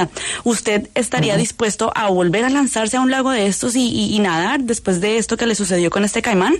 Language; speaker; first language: Spanish; native; Spanish